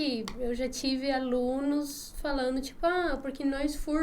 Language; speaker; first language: Portuguese; non-native, local second language; Spanish